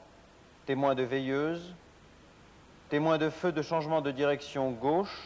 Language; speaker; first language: French; native; French